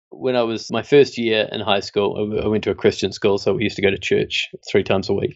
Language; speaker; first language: English; native; English